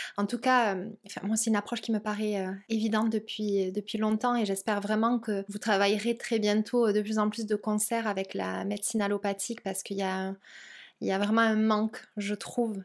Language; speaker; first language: French; native; French